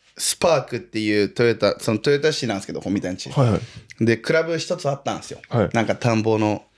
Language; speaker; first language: Japanese; early bilingual, other home language; Portuguese